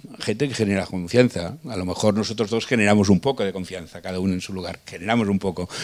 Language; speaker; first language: Spanish; non-native, local second language; Catalan